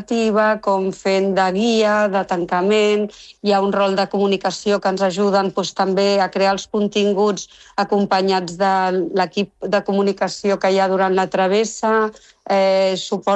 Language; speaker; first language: Catalan; non-native, local second language; Spanish